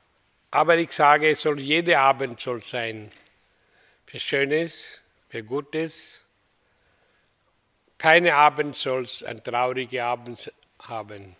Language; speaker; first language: German; non-native, fluent; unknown